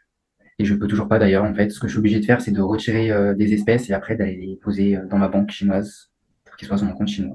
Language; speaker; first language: French; native; French